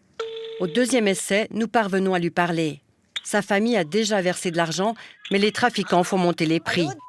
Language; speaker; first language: French; native; French